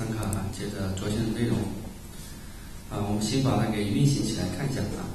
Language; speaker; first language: Chinese; native; Chinese